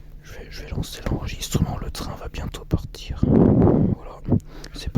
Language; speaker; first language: French; native; French